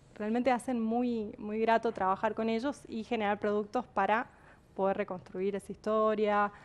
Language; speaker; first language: Spanish; native; Spanish